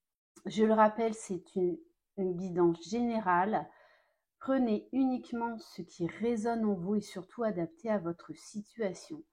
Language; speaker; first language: French; native; French